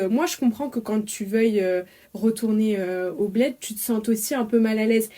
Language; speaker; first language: French; early bilingual, other home language; Arabic